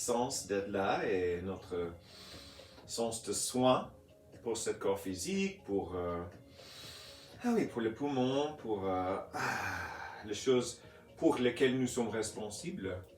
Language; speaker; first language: French; non-native, fluent; English